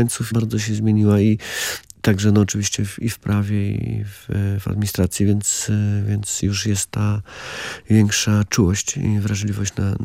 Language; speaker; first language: Polish; native; Polish